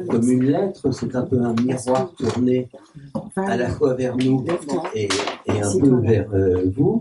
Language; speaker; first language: French; native; French